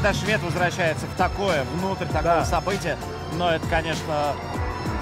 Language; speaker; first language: Russian; native; Russian